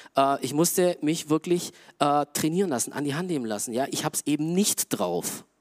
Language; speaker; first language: German; native; German